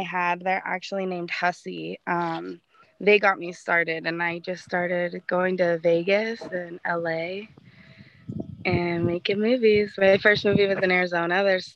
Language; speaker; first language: English; native; English